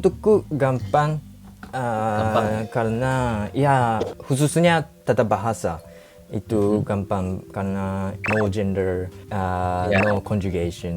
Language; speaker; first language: Indonesian; non-native, learner; Japanese